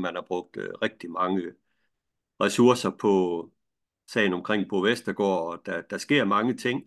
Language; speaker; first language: Danish; native; Danish